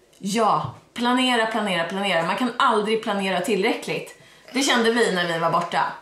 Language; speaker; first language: Swedish; native; Swedish